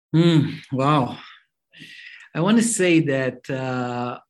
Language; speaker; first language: English; non-native, fluent; Hebrew